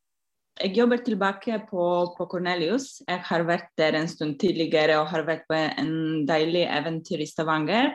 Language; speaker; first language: Norwegian; non-native, fluent; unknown